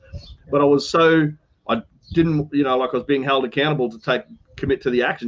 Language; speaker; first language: English; native; English